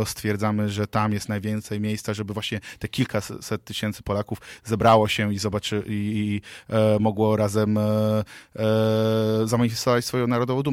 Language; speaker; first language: Polish; native; Polish